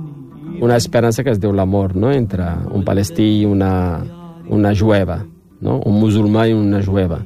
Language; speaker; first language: Catalan; non-native, fluent; Riffian